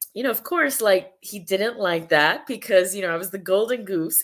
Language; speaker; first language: English; early bilingual, other home language; Spanish